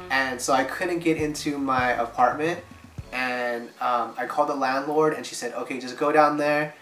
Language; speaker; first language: English; native; English